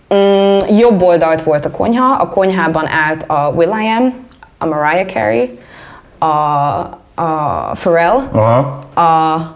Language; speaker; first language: Hungarian; early bilingual, heritage; Hungarian